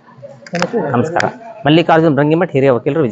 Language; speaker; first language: Kannada; native; Kannada